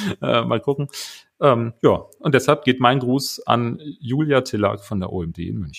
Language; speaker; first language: German; native; German